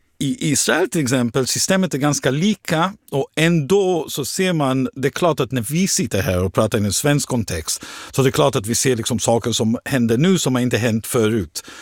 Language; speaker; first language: Swedish; non-native, fluent; Hebrew